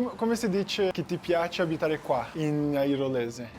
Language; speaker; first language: Italian; non-native, learner; Portuguese